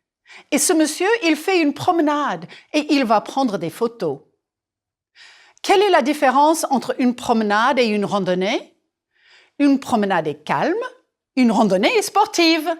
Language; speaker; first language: French; non-native, fluent; English